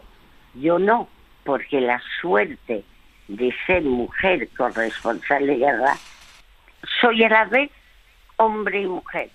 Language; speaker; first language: Spanish; early bilingual, other home language; French